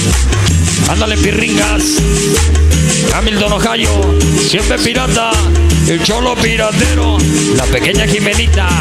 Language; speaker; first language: Spanish; native; Spanish